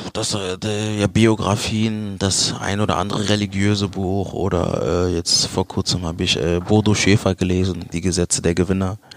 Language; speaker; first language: German; early bilingual, other home language; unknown